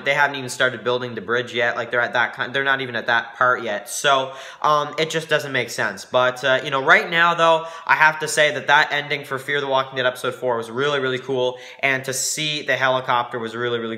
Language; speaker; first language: English; native; English